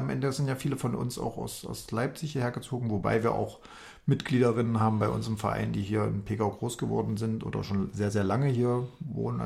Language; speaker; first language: German; native; German